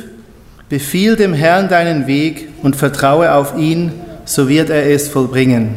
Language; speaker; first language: German; native; German